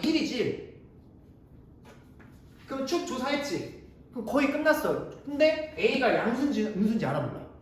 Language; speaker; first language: Korean; native; Korean